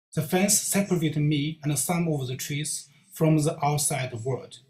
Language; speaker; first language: English; non-native, learner; Chinese